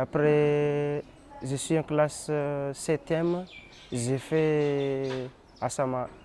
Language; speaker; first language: French; non-native, local second language; Malagasy